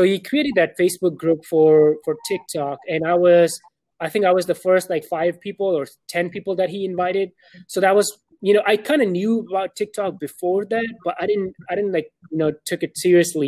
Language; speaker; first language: English; non-native, local second language; Urdu